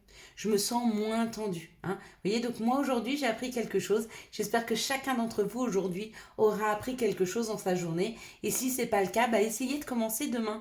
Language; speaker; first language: French; native; French